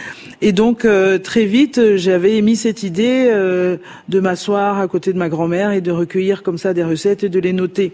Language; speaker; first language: French; non-native, local second language; Fon